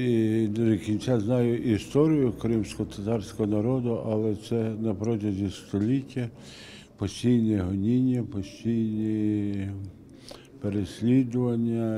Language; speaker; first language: Ukrainian; native; Ukrainian